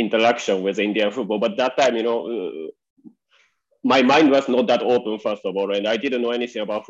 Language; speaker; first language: English; non-native, fluent; Japanese